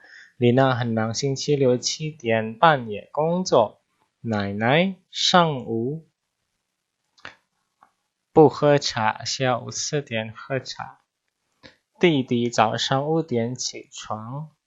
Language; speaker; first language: Chinese; non-native, fluent; Indonesian